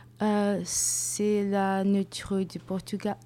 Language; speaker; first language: French; non-native, learner; Portuguese